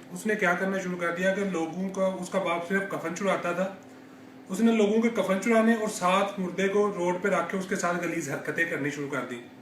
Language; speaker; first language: Urdu; non-native, local second language; Punjabi